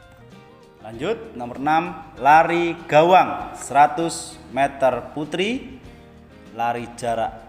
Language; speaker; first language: Indonesian; native; Indonesian